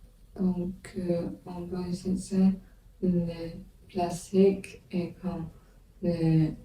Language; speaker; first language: French; non-native, learner; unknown